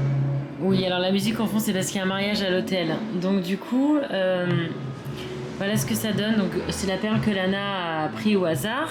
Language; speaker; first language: French; native; French